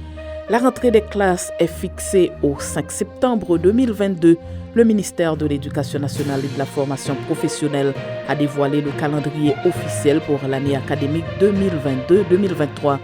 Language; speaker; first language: French; non-native, local second language; Haitian Creole